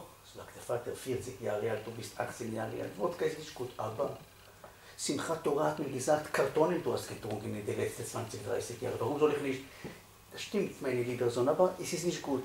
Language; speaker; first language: German; non-native, fluent; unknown